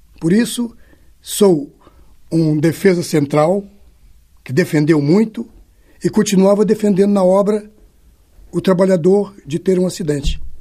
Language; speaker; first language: Portuguese; native; Portuguese